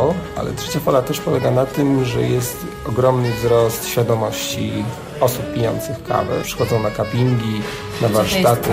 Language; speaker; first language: Polish; native; Polish